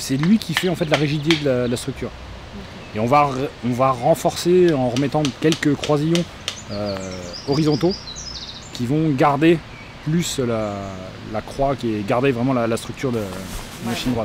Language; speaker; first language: French; native; French